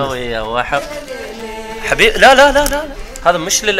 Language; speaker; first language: Arabic; native; Arabic